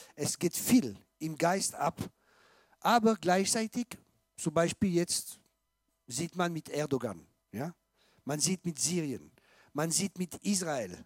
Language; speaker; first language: German; non-native, fluent; French